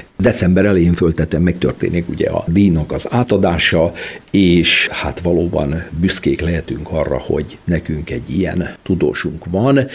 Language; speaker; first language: Hungarian; native; Hungarian